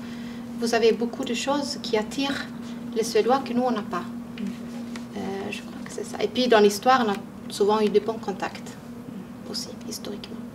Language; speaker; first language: French; non-native, fluent; Swedish